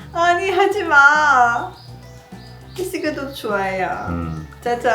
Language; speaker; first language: Korean; non-native, learner; Persian